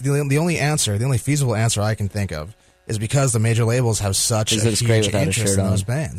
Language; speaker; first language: English; native; English